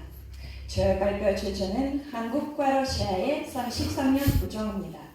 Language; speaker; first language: Korean; non-native, learner; Russian